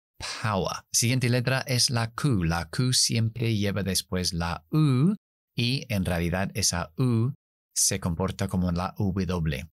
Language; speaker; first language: Spanish; non-native, fluent; English